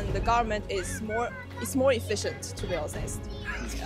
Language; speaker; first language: English; non-native, fluent; Chinese